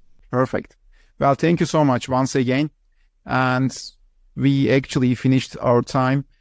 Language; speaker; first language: English; non-native, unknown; Turkish